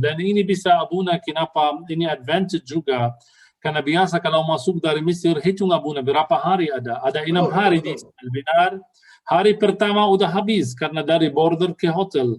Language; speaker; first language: Indonesian; non-native, fluent; Arabic